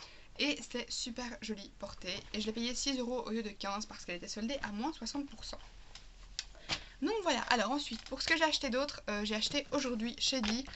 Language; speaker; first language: French; native; French